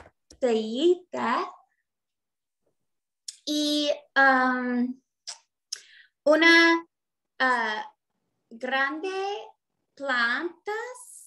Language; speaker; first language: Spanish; non-native, learner; English